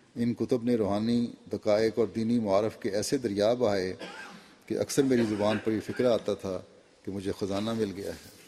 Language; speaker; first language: Urdu; native; Urdu